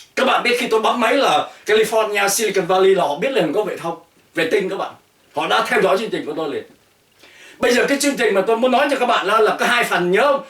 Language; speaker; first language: Vietnamese; native; Vietnamese